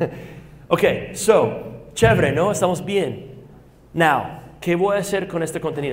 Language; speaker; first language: Spanish; non-native, fluent; English